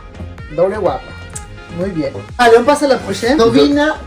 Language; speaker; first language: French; non-native, fluent; Spanish